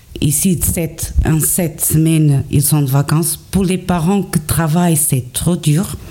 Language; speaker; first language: French; non-native, learner; Portuguese